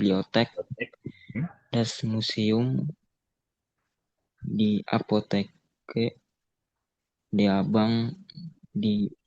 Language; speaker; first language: German; non-native, learner; Indonesian